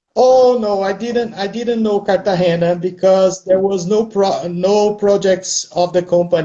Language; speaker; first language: English; non-native, fluent; Portuguese